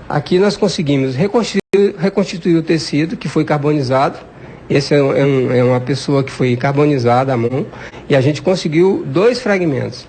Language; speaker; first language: Portuguese; native; Portuguese